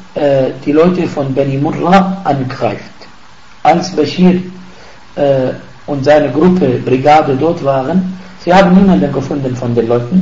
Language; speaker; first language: German; non-native, fluent; Arabic